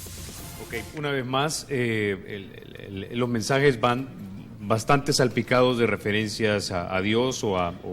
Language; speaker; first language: Spanish; native; Spanish